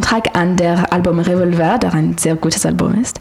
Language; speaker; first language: German; non-native, learner; French